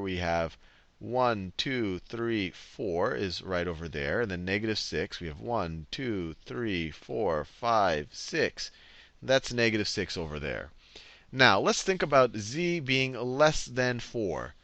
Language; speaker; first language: English; native; English